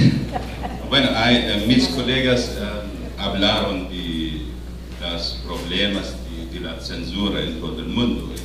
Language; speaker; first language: Spanish; non-native, fluent; Arabic